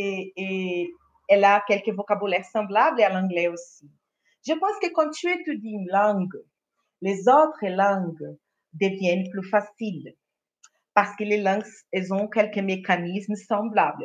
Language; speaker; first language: French; non-native, fluent; Portuguese